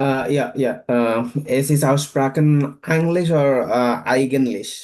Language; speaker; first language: German; non-native, learner; Bangla